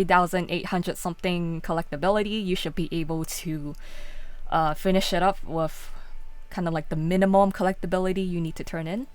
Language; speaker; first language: English; native; English